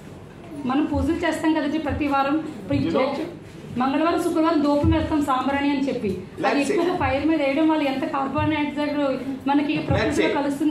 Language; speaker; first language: Telugu; native; Telugu